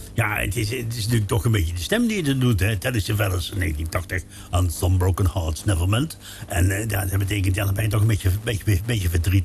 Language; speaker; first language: Dutch; native; Dutch